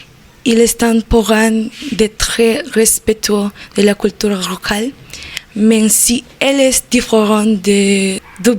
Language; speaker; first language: French; non-native, learner; Spanish